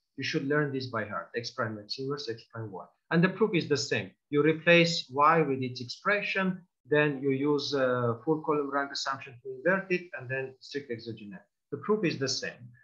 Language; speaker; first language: English; non-native, fluent; Armenian